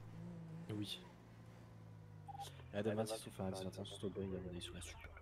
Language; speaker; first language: French; native; French